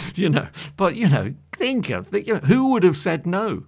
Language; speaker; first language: English; native; English